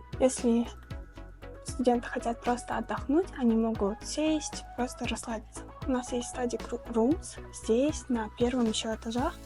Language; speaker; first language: Russian; non-native, local second language; Tajik